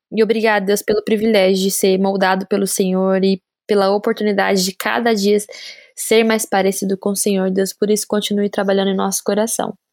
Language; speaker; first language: Portuguese; native; Portuguese